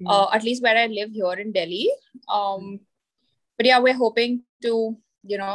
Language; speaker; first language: English; non-native, local second language; Marathi